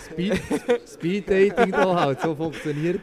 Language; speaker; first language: German; native; German